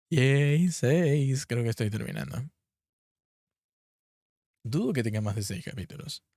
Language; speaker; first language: Spanish; native; Spanish